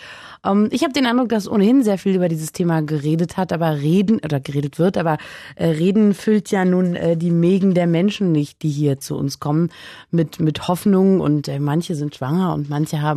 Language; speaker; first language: German; native; German